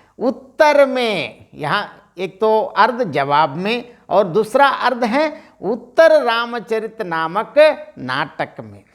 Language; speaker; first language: Hindi; non-native, local second language; Telugu